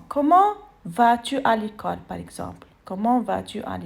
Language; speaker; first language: French; non-native, fluent; Arabic